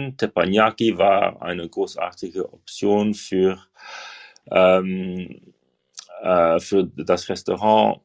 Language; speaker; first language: German; non-native, learner; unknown